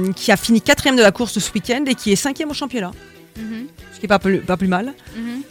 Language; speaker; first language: Portuguese; early bilingual, heritage; Portuguese